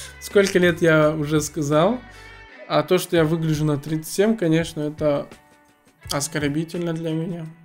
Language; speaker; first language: Russian; early bilingual, other home language; Azerbaijani